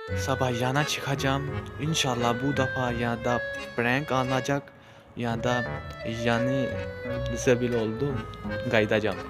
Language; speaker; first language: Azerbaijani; non-native, fluent; Urdu